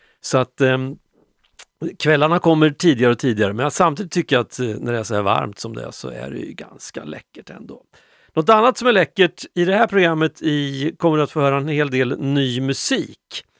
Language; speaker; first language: Swedish; native; Swedish